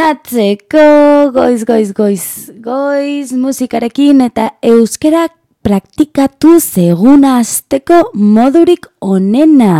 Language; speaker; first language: Basque; non-native, local second language; Spanish